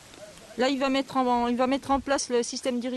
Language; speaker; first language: French; native; French